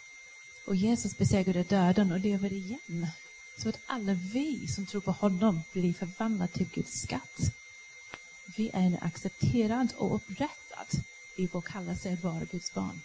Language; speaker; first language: Swedish; non-native, fluent; English